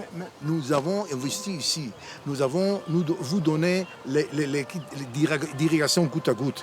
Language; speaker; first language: French; non-native, learner; Hebrew